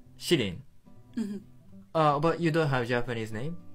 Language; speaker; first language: English; non-native, fluent; Japanese